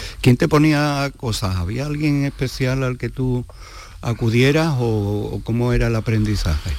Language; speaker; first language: Spanish; native; Spanish